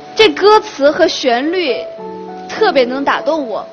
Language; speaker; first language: Chinese; native; Chinese